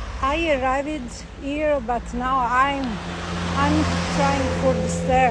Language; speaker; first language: English; non-native, learner; Italian